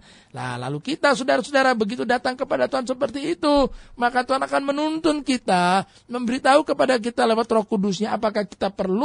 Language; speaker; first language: Indonesian; native; Indonesian